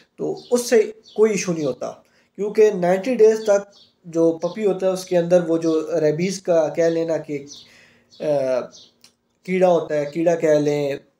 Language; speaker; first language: Urdu; non-native, local second language; Punjabi